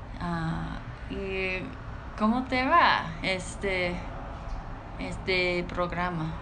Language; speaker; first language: Spanish; non-native, learner; English